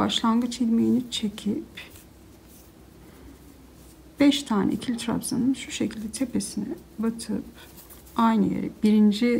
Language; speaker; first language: Turkish; native; Turkish